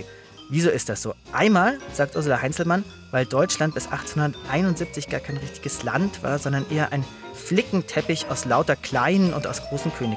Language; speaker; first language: German; native; German